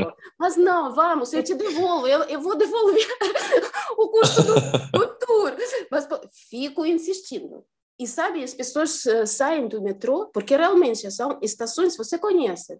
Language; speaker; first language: Portuguese; non-native, fluent; Russian